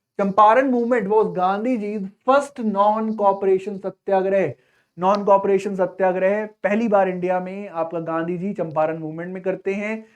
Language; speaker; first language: Hindi; native; Hindi